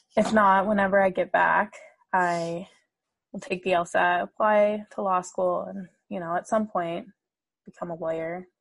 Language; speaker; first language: English; native; English